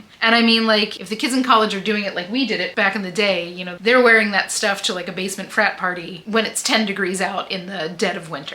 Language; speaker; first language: English; native; English